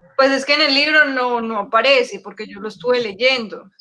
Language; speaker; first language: Spanish; native; Spanish